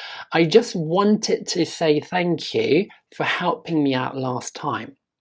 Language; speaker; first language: English; non-native, fluent; Korean